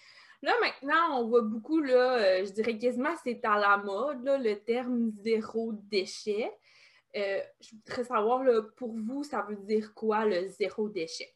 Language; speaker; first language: French; native; French